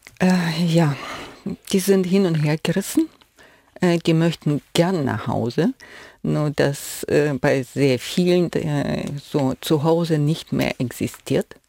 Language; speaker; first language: German; non-native, fluent; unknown